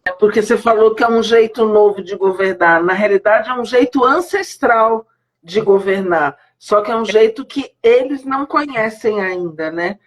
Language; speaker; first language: Portuguese; native; Portuguese